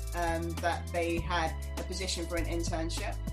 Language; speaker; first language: English; native; English